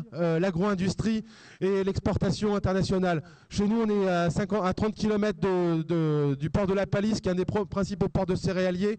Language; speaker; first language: French; native; French